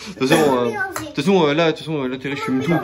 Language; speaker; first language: French; native; French